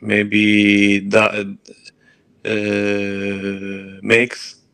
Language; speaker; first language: English; non-native, learner; Arabic